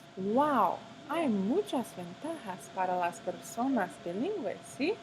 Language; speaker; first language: Spanish; non-native, learner; English